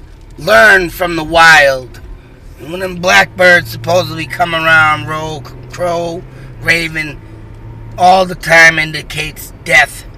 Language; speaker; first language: English; native; English